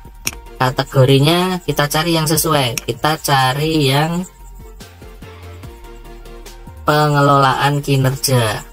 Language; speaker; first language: Indonesian; native; Indonesian